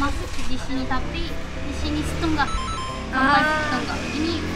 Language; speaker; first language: Indonesian; non-native, learner; Japanese